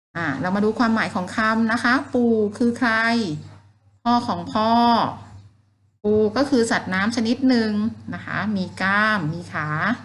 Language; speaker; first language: Thai; native; Thai